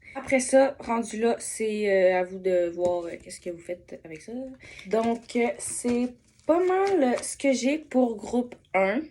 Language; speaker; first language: French; native; French